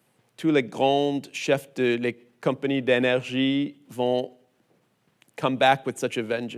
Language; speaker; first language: French; non-native, learner; English